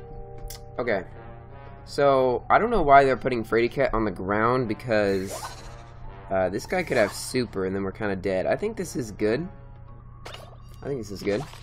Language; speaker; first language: English; native; English